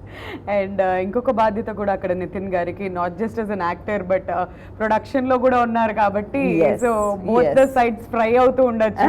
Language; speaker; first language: Telugu; native; Telugu